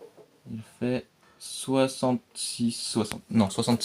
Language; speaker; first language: French; native; French